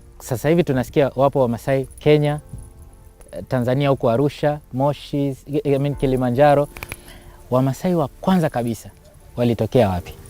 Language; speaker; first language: Swahili; native; Swahili